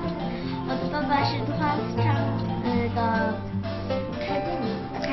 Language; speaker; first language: Chinese; non-native, local second language; Uyghur